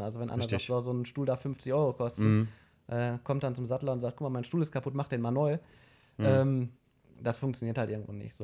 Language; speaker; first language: German; native; German